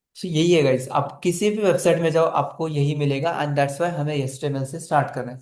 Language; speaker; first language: Hindi; non-native, local second language; Marathi